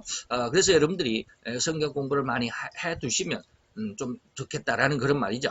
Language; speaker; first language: Korean; native; Korean